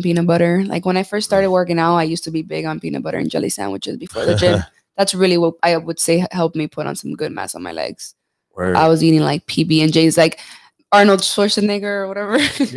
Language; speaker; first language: English; native; English